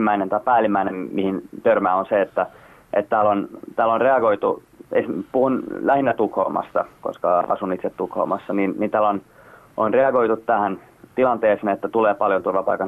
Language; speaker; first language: Finnish; native; Finnish